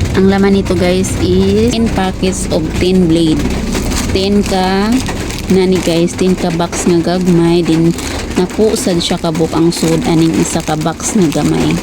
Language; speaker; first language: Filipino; non-native, local second language; Cebuano